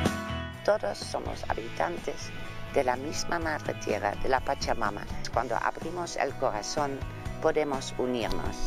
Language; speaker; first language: Spanish; non-native, fluent; Dutch